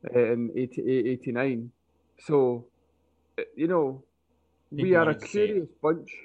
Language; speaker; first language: English; native; English